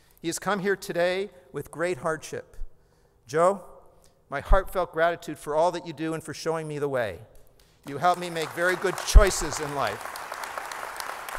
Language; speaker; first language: English; native; English